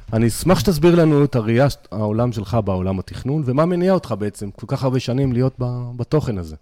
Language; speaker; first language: Hebrew; native; Hebrew